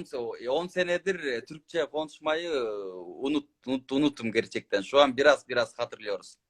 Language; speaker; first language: Turkish; non-native, learner; Kyrgyz